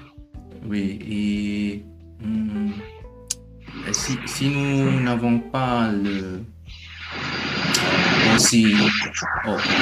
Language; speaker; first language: French; non-native, learner; German